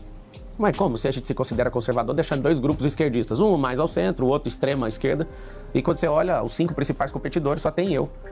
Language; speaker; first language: Portuguese; native; Portuguese